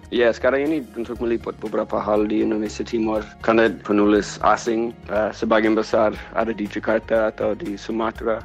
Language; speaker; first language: Indonesian; non-native, fluent; English